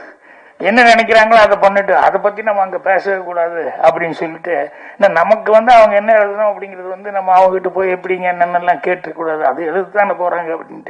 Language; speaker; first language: Tamil; native; Tamil